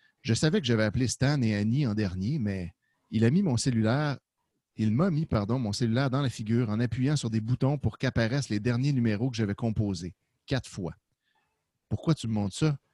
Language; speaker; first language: French; native; French